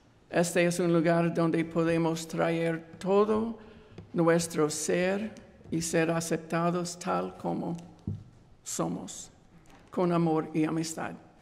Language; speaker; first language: Spanish; non-native, learner; English